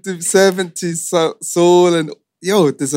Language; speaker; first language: English; non-native, fluent; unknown